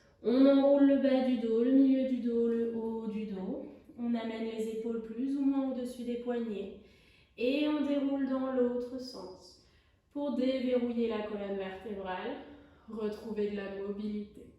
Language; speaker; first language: French; native; French